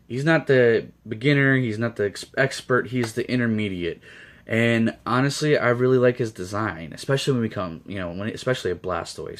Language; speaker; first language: English; native; English